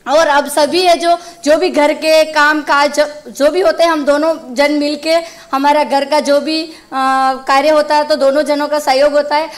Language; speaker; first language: Hindi; native; Hindi